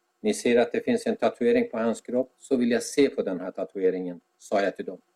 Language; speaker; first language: Swedish; non-native, fluent; Azerbaijani